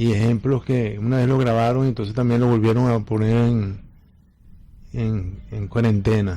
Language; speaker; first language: Spanish; native; Spanish